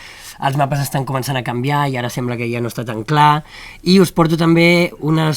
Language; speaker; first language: Catalan; native; Catalan